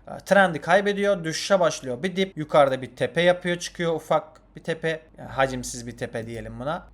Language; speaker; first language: Turkish; non-native, fluent; Azerbaijani